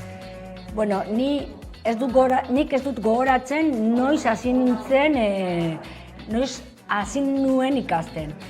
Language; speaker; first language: Basque; non-native, local second language; Spanish